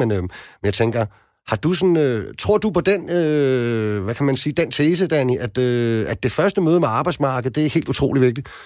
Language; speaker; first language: Danish; native; Danish